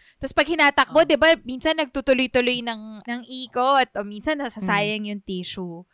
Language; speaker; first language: Filipino; native; Filipino